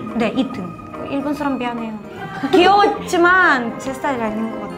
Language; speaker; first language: Korean; non-native, fluent; Ukrainian